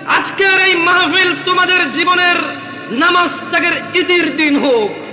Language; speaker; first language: Bangla; early bilingual, heritage; Bangla